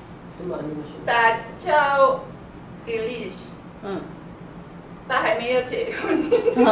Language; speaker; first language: Chinese; non-native, learner; English